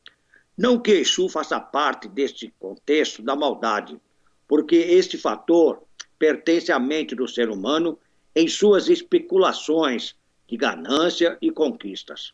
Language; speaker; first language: Portuguese; native; Portuguese